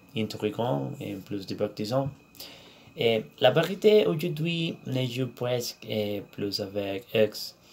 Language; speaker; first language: French; non-native, learner; Spanish